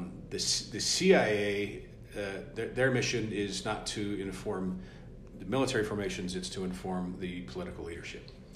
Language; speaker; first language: English; native; English